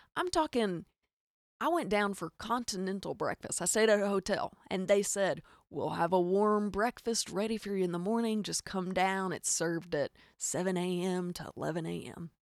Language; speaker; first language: English; native; English